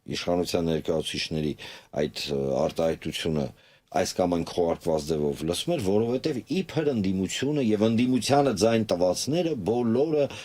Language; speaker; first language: Armenian; native; Armenian